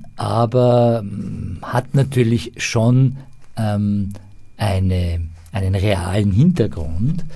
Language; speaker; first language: German; non-native, fluent; Persian